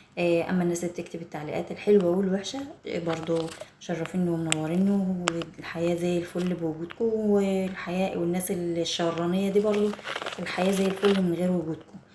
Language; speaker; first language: Arabic; native; Arabic